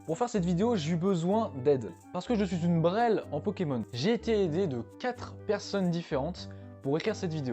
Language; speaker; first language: French; native; French